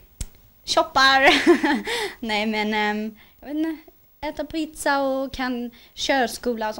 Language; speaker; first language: Swedish; early bilingual, heritage; Swedish